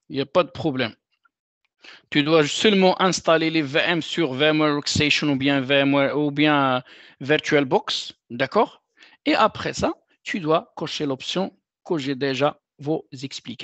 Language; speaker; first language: French; non-native, local second language; Arabic